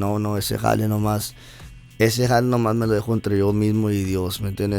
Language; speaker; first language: Spanish; early bilingual, heritage; Spanish